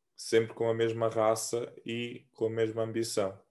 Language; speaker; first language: Portuguese; non-native, local second language; Kabuverdianu